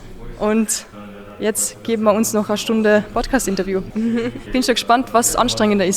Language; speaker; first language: German; native; German